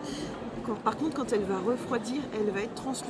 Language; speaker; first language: French; native; French